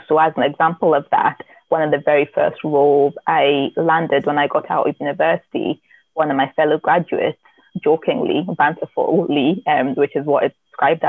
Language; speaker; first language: English; native; English